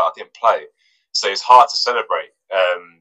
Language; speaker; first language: English; non-native, local second language; Russian